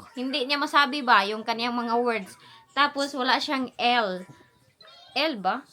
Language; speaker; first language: Filipino; non-native, local second language; Cebuano